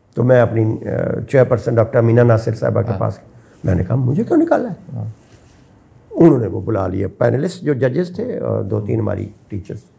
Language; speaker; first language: Urdu; non-native, local second language; Punjabi